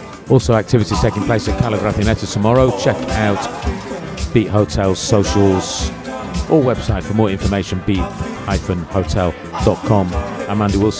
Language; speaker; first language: English; native; English